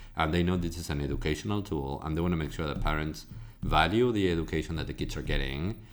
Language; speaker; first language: English; non-native, fluent; Spanish